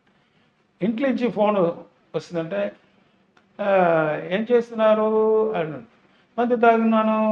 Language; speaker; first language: Telugu; non-native, learner; Tamil